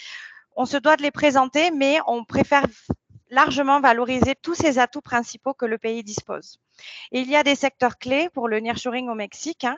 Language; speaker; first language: French; native; French